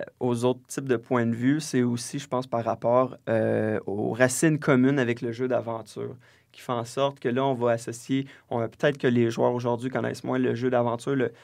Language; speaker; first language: French; native; French